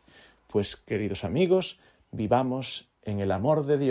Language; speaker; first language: Spanish; native; Spanish